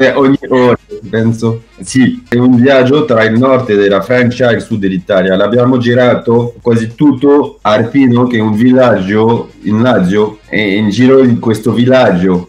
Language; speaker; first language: Italian; non-native, fluent; French